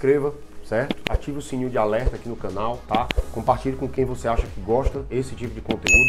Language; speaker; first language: Portuguese; native; Portuguese